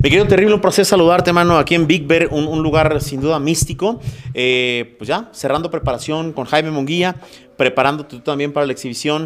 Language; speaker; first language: Spanish; native; Spanish